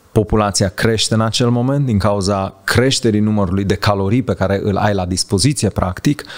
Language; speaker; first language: Romanian; native; Romanian